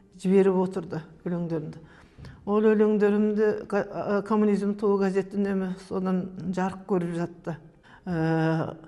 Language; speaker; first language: Kazakh; native; Kazakh